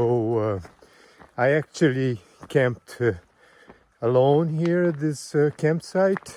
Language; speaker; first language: English; non-native, fluent; Portuguese